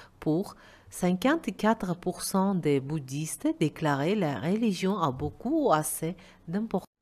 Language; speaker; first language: French; non-native, fluent; Uzbek